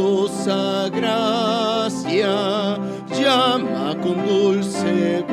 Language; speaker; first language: Spanish; native; Spanish